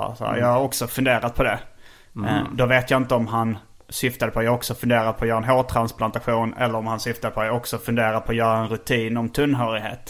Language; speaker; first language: Swedish; native; Swedish